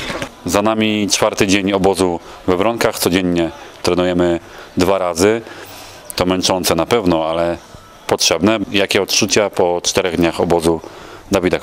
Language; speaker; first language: Polish; native; Polish